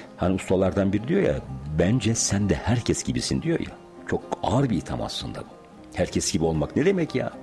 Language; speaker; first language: Turkish; native; Turkish